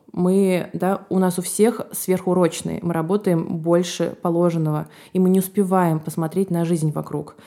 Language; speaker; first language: Russian; native; Russian